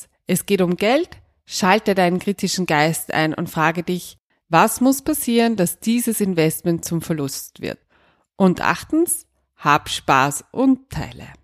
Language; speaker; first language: German; native; German